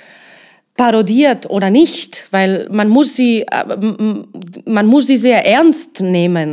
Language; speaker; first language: German; non-native, fluent; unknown